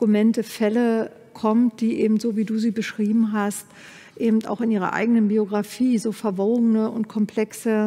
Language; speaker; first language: German; native; German